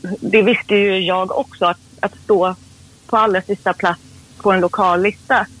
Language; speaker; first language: Swedish; early bilingual, other home language; Persian